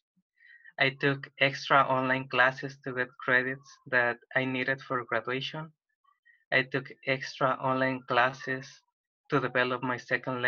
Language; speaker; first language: English; non-native, fluent; Spanish